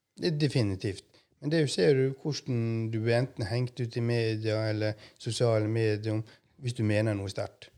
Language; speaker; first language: Norwegian; native; Norwegian